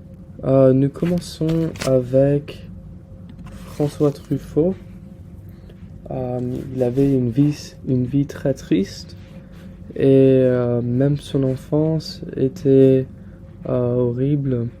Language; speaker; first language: French; non-native, learner; English